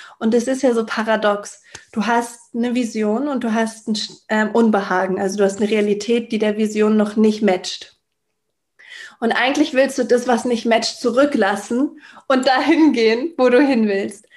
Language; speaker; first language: German; native; German